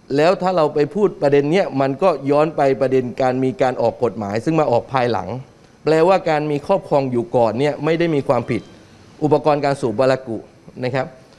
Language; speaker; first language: Thai; native; Thai